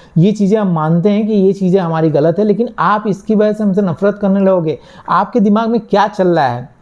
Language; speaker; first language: Hindi; native; Hindi